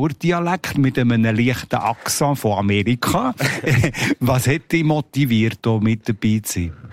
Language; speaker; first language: German; native; German